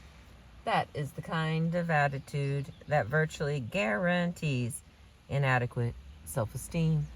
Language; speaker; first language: English; native; English